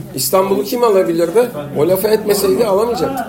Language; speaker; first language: Turkish; native; Turkish